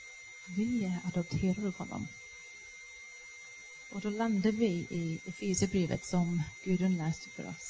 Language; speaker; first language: Swedish; non-native, fluent; English